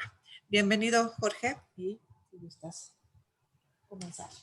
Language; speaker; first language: Spanish; native; Spanish